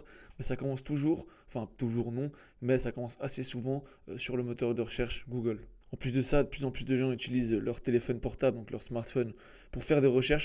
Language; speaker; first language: French; native; French